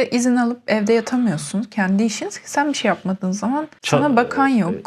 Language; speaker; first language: Turkish; native; Turkish